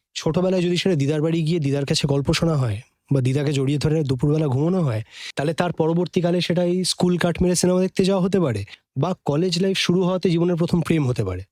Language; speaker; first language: Bangla; native; Bangla